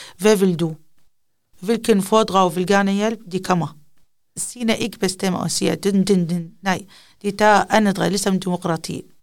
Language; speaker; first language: Danish; non-native, learner; Arabic